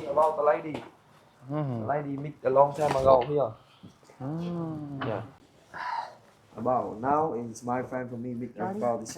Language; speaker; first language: English; non-native, learner; Vietnamese